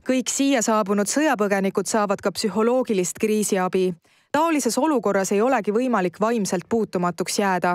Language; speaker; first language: Estonian; native; Estonian